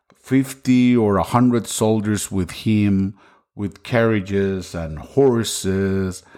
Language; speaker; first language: English; non-native, fluent; Spanish